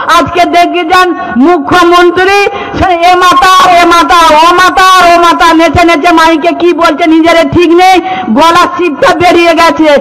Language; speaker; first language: Bangla; non-native, local second language; Santali